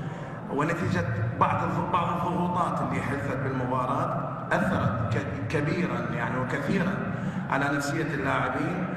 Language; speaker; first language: Arabic; native; Arabic